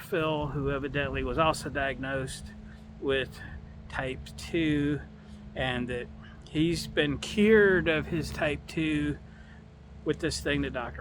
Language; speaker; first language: English; native; English